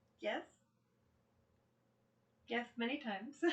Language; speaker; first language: English; native; English